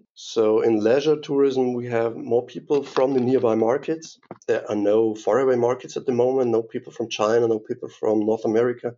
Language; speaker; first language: English; non-native, fluent; German